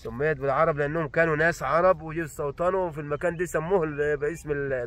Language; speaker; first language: Arabic; native; Arabic